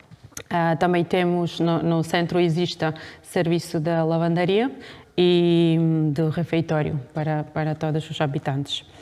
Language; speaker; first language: Portuguese; non-native, fluent; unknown